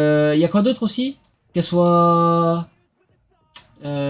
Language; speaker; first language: French; native; French